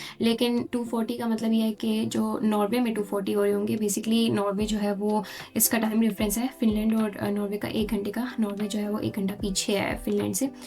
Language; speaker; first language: Urdu; native; Urdu